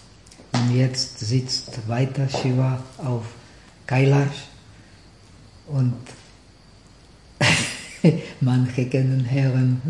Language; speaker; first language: German; non-native, fluent; Czech